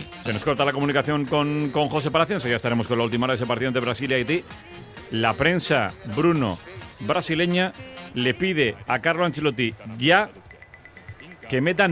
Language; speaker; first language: Spanish; native; Spanish